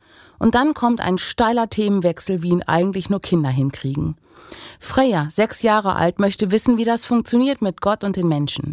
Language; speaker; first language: German; native; German